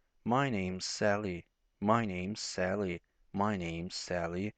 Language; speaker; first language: English; non-native, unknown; Turkish